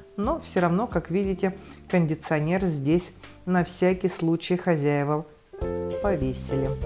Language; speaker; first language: Russian; native; Russian